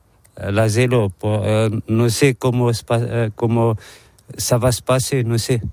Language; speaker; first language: Spanish; non-native, learner; Arabic